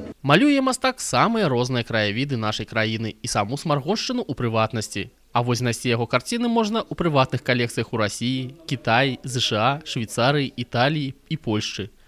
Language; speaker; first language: Belarusian; native; Belarusian